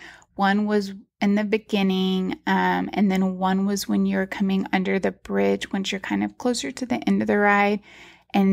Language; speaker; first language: English; native; English